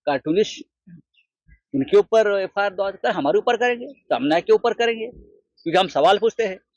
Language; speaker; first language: Hindi; non-native, local second language; Marathi